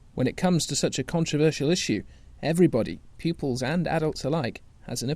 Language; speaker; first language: English; native; English